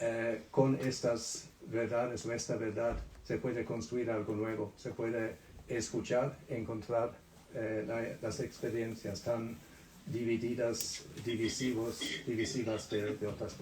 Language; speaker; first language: Spanish; non-native, fluent; Swedish